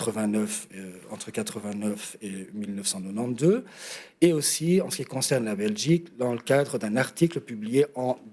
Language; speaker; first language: French; native; French